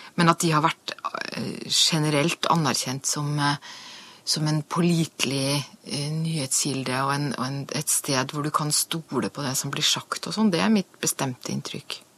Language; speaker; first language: Norwegian; native; Norwegian